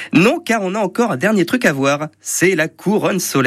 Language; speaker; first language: French; native; French